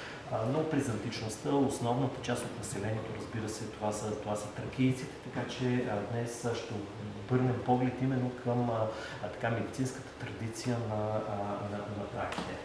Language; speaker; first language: Bulgarian; native; Bulgarian